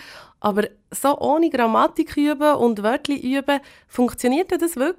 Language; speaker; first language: German; native; German